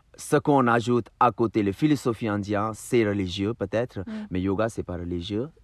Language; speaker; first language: French; non-native, fluent; Hindi